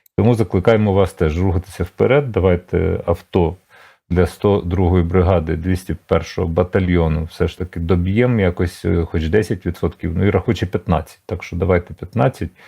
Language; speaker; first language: Ukrainian; native; Ukrainian